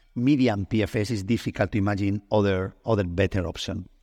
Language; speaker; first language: English; non-native, fluent; Spanish